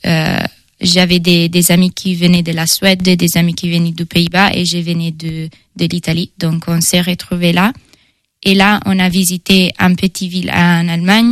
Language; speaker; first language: French; non-native, fluent; Italian